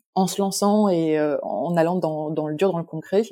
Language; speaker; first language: French; native; French